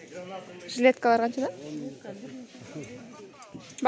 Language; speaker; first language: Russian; non-native, local second language; Kyrgyz